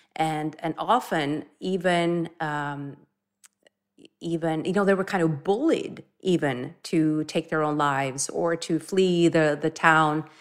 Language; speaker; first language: English; non-native, fluent; Norwegian